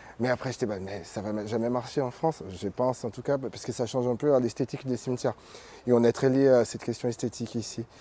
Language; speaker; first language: French; non-native, fluent; Portuguese